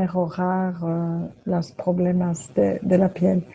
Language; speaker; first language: Spanish; non-native, fluent; French